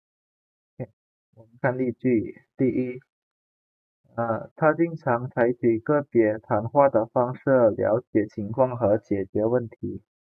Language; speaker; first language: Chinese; non-native, fluent; Indonesian